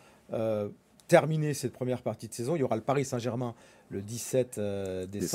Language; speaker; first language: French; native; French